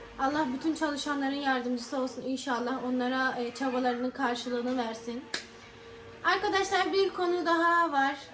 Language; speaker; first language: Turkish; native; Turkish